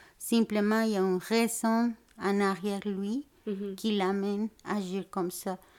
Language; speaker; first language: French; non-native, fluent; Spanish